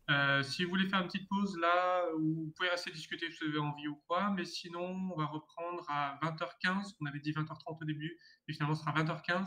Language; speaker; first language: French; native; French